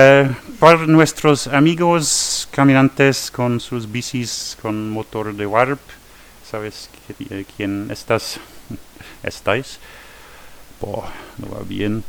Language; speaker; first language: Spanish; non-native, learner; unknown